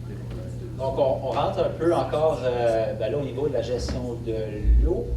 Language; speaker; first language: French; native; French